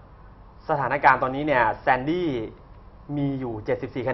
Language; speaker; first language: Thai; native; Thai